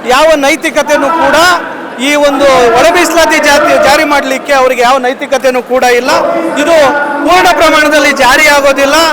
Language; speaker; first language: Kannada; native; Kannada